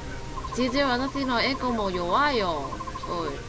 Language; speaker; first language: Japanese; non-native, learner; Chinese